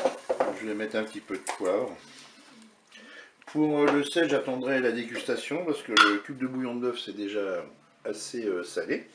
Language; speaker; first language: French; native; French